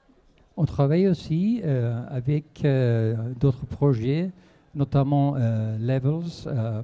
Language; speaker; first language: French; non-native, fluent; Spanish